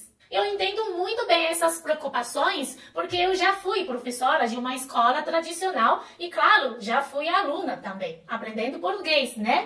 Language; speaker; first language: Portuguese; non-native, fluent; Chinese